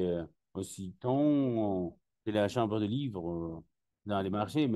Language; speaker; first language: French; non-native, learner; Spanish